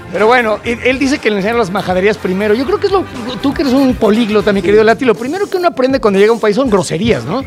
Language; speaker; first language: Spanish; native; Spanish